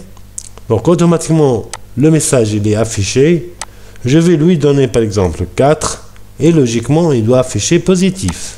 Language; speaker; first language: French; non-native, local second language; Arabic